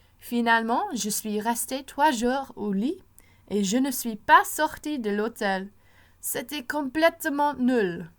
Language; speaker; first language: French; non-native, fluent; English